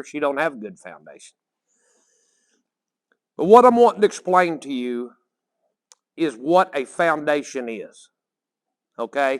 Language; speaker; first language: English; native; English